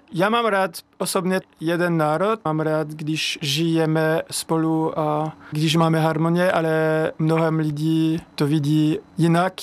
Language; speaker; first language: Czech; non-native, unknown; French